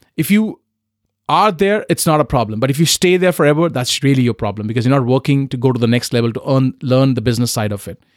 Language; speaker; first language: English; non-native, local second language; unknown